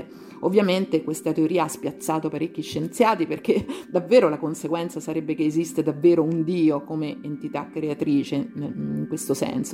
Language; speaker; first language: Italian; native; Italian